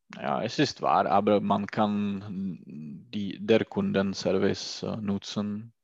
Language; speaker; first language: German; non-native, learner; Czech